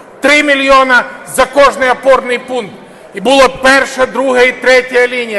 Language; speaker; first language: Ukrainian; native; Ukrainian